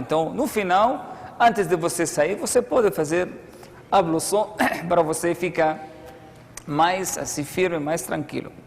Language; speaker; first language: Portuguese; non-native, fluent; Arabic